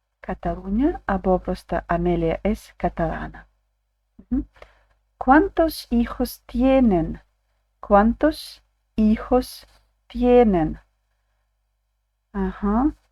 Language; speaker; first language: Spanish; non-native, learner; Ukrainian